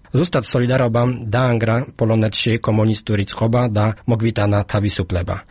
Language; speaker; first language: Georgian; non-native, fluent; Polish